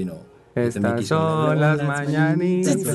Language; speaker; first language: Spanish; native; Spanish